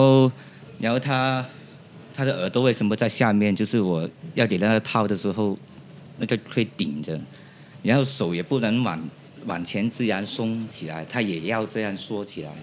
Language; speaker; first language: Chinese; non-native, local second language; Cantonese